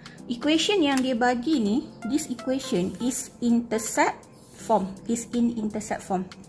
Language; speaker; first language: English; non-native, local second language; Malay